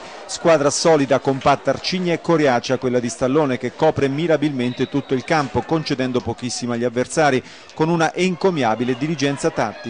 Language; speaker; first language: Italian; native; Italian